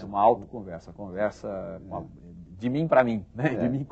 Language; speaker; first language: Portuguese; native; Portuguese